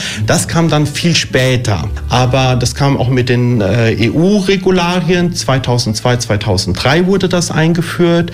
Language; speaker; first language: German; early bilingual, other home language; Italian